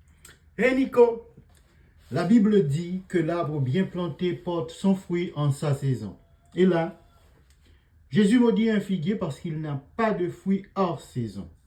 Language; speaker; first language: French; native; French